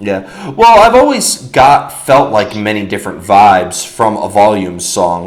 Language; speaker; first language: English; native; English